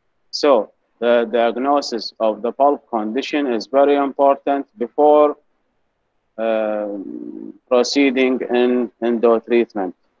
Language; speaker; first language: English; non-native, fluent; Arabic